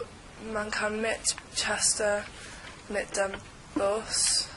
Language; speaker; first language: German; non-native, learner; English